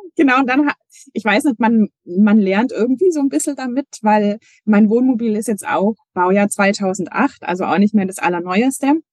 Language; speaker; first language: German; native; German